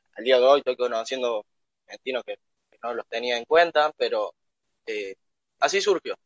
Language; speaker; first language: Spanish; native; Spanish